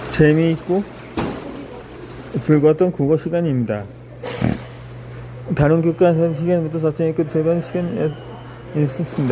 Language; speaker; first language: Korean; native; Korean